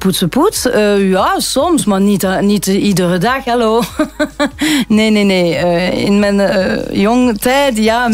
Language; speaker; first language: Dutch; non-native, local second language; French